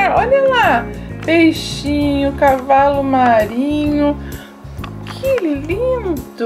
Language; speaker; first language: Portuguese; native; Portuguese